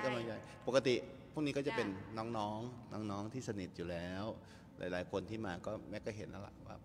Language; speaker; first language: Thai; native; Thai